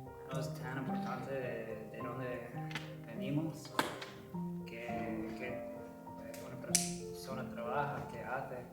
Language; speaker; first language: Spanish; non-native, fluent; English